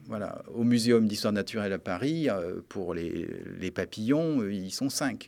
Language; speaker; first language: French; native; French